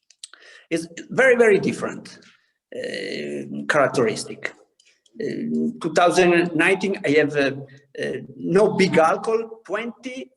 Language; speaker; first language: English; non-native, learner; Italian